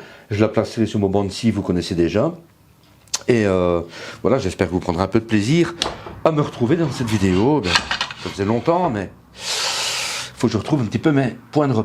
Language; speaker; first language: French; native; French